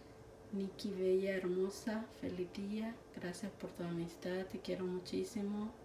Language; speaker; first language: Spanish; native; Spanish